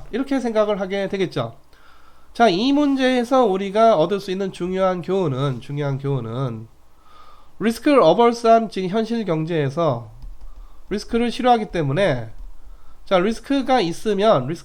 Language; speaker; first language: Korean; native; Korean